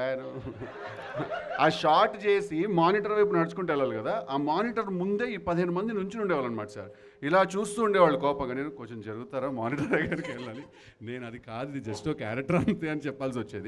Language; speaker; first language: Telugu; native; Telugu